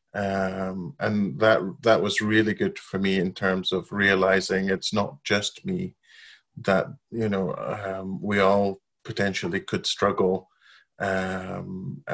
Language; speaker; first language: English; non-native, fluent; Arabic